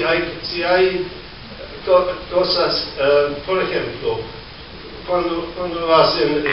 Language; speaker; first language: Spanish; non-native, learner; English